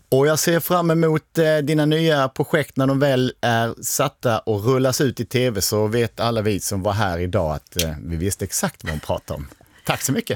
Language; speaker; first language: Swedish; native; Swedish